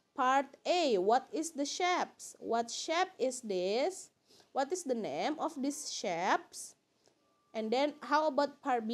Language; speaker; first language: English; non-native, learner; Indonesian